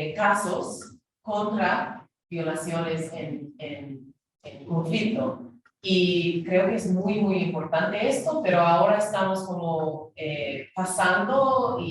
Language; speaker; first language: Spanish; non-native, fluent; English